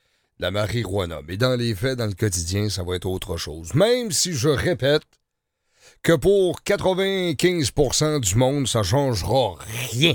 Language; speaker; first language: French; native; French